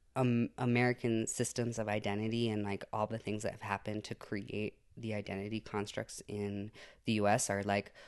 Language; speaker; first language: English; native; English